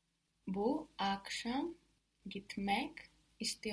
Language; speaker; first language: Turkish; non-native, learner; English